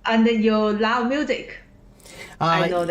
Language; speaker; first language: English; non-native, learner; Chinese